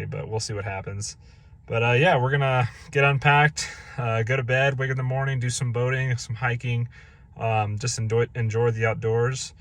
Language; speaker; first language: English; native; English